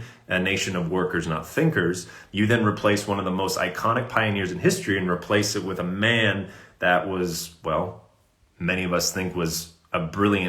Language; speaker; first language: English; native; English